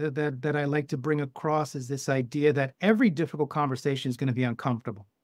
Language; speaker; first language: English; native; English